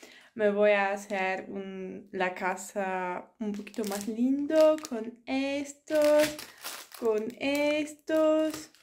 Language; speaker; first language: Spanish; non-native, learner; Polish